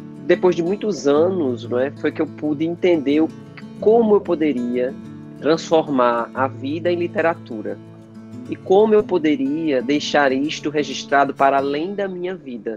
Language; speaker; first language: Portuguese; native; Portuguese